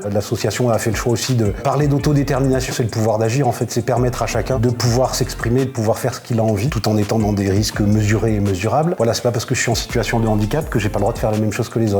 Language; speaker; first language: French; native; French